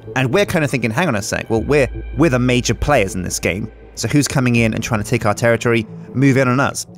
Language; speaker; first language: English; native; English